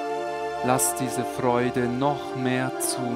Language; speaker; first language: German; native; German